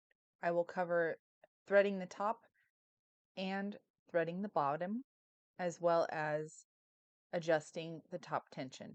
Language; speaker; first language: English; native; English